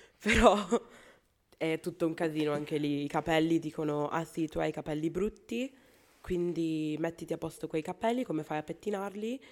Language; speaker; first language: Italian; non-native, fluent; Spanish